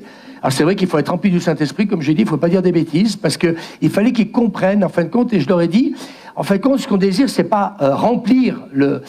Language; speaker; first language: French; native; French